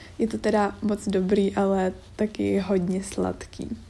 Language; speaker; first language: Czech; native; Czech